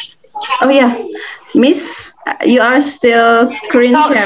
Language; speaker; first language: English; non-native, fluent; Indonesian